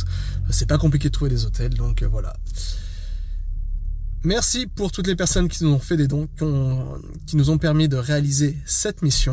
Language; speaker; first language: French; native; French